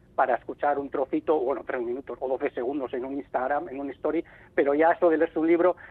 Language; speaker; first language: Spanish; native; Spanish